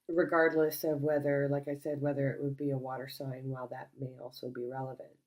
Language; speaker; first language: English; native; English